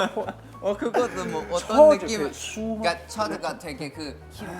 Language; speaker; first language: Korean; non-native, fluent; Chinese